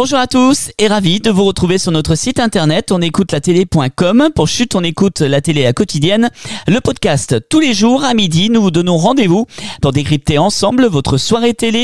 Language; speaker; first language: French; native; French